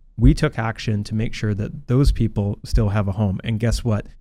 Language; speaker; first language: English; native; English